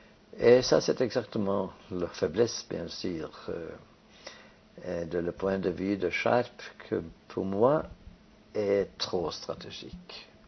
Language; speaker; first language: French; non-native, fluent; Norwegian